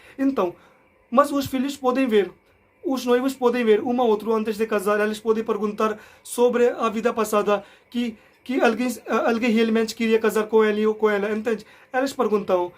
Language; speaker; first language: Portuguese; non-native, learner; Hindi